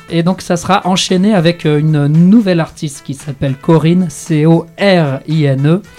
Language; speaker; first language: French; native; French